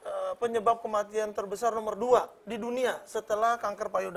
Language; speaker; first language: Indonesian; native; Indonesian